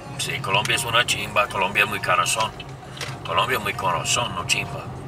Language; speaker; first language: Spanish; non-native, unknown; English